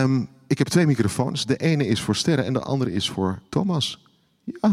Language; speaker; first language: Dutch; native; Dutch